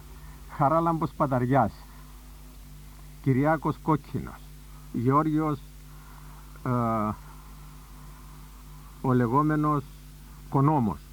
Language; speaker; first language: Greek; native; Greek